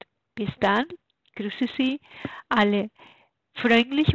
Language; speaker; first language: German; non-native, fluent; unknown